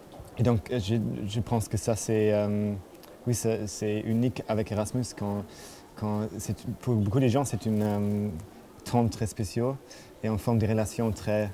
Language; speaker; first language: French; non-native, fluent; German